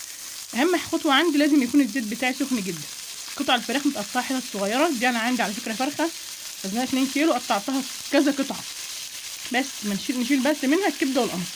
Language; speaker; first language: Arabic; native; Arabic